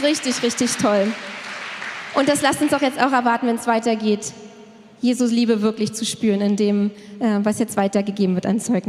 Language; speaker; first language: German; native; German